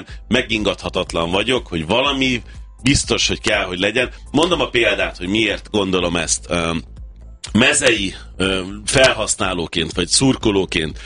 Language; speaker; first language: Hungarian; native; Hungarian